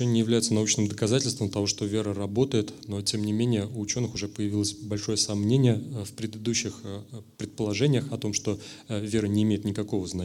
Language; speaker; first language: Russian; native; Russian